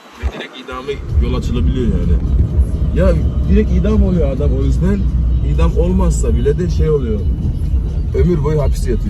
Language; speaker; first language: Turkish; non-native, fluent; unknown